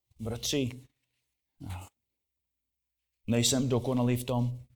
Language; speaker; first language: Czech; non-native, fluent; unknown